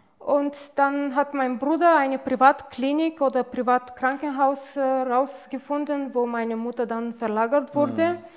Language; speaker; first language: German; non-native, fluent; Bulgarian